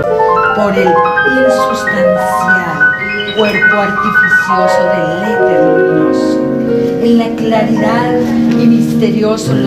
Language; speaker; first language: Spanish; native; Spanish